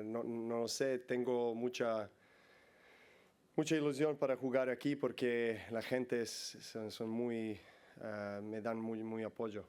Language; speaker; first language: Spanish; non-native, learner; Serbian